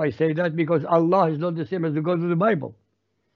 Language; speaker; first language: English; non-native, fluent; Arabic